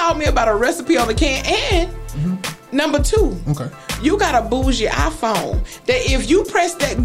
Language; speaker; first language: English; native; English